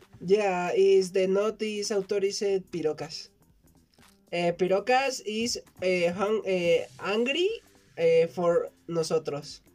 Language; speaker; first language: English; non-native, learner; Spanish